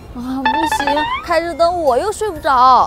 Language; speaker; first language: Chinese; native; Chinese